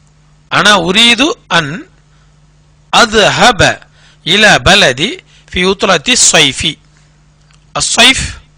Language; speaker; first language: Arabic; non-native, fluent; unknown